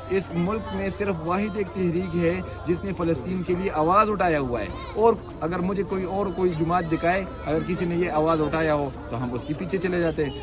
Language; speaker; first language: Urdu; non-native, local second language; Pashto